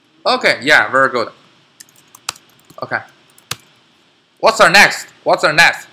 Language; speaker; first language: English; non-native, learner; Chinese